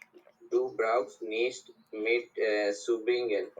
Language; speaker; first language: German; non-native, learner; Bangla